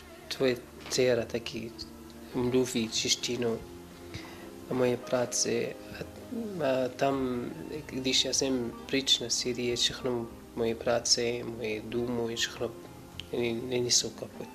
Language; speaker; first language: Czech; non-native, learner; Arabic